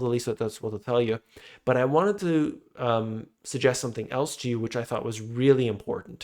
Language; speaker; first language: English; native; English